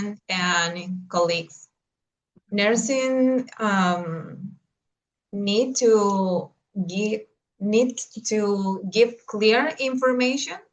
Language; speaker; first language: English; non-native, learner; Spanish